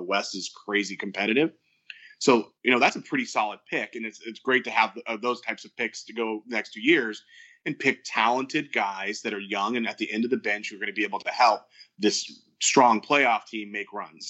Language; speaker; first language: English; native; English